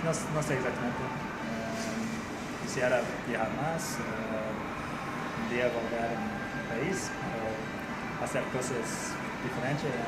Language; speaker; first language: Spanish; non-native, learner; English